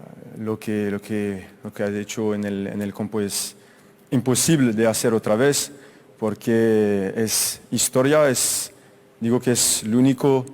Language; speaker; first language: Spanish; non-native, fluent; French